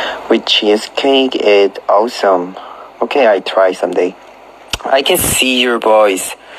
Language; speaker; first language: English; non-native, learner; Korean